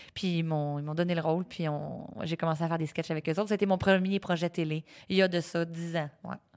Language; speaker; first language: French; native; French